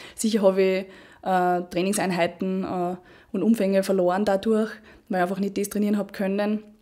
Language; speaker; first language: German; native; German